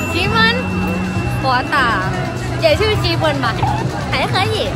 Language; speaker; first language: Chinese; non-native, learner; Thai